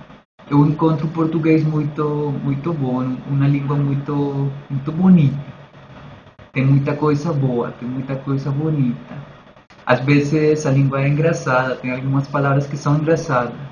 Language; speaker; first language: Portuguese; non-native, learner; Spanish